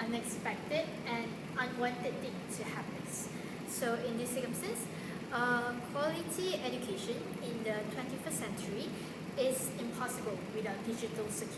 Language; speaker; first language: English; non-native, local second language; Malay